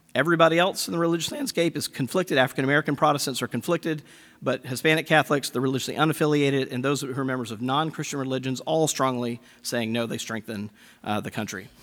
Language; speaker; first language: English; native; English